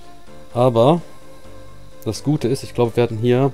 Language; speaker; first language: German; native; German